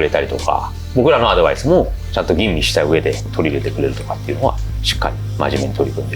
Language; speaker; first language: Japanese; native; Japanese